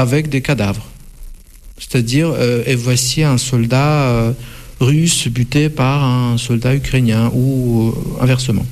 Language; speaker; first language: French; non-native, fluent; Russian